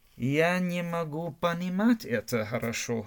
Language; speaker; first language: Russian; non-native, learner; German